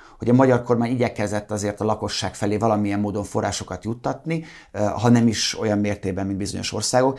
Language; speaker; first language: Hungarian; native; Hungarian